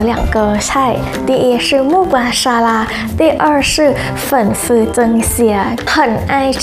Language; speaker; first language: Chinese; non-native, fluent; Thai